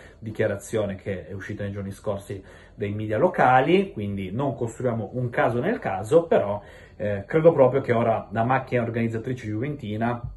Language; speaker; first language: Italian; native; Italian